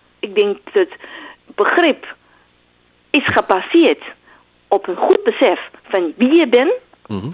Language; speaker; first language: Dutch; non-native, fluent; Chinese